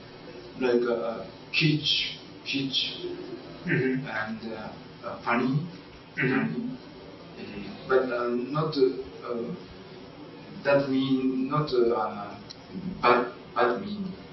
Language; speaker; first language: English; non-native, learner; Japanese